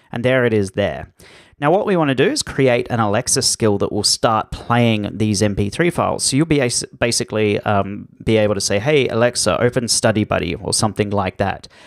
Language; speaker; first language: English; native; English